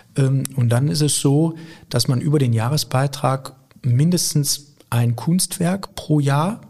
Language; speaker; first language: German; native; German